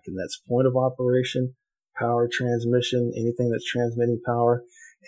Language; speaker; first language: English; native; English